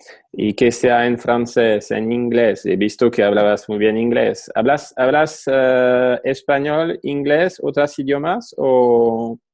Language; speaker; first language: Spanish; non-native, fluent; French